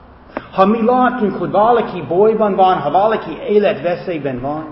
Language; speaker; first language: Hungarian; non-native, fluent; English